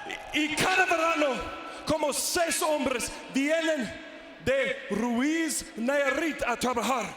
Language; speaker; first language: Spanish; non-native, learner; English